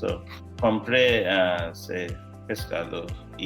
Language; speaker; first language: Spanish; non-native, learner; English